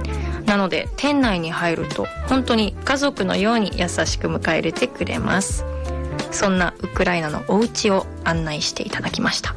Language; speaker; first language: Japanese; native; Japanese